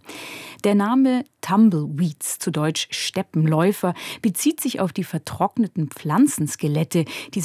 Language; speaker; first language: German; native; German